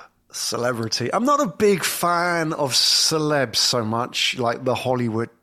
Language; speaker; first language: English; native; English